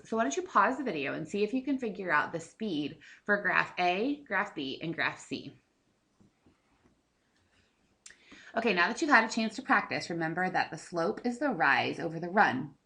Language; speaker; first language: English; native; English